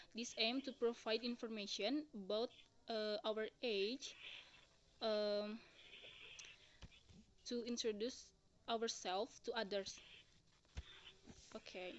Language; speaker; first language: English; non-native, learner; Indonesian